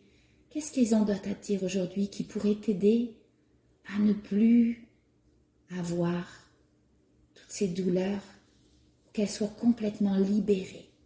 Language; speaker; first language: French; native; French